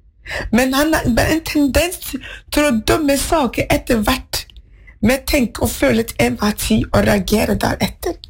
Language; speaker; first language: Norwegian; non-native, fluent; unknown